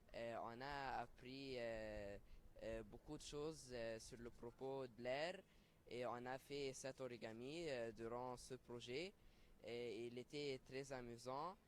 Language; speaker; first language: French; non-native, learner; Arabic